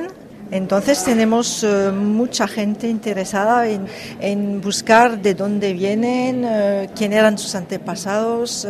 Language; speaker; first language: Spanish; early bilingual, heritage; French